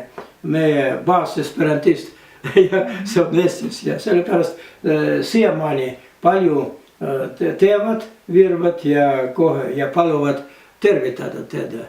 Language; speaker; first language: Estonian; non-native, learner; Russian